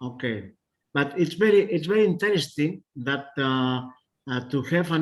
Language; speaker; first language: English; non-native, learner; Spanish